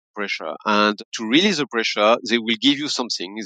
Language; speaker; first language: English; non-native, fluent; French